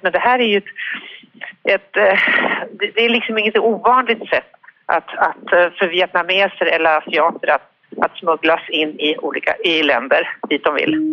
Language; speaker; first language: Swedish; native; Swedish